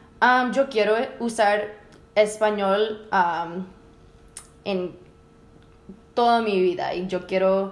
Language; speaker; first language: Spanish; early bilingual, heritage; Spanish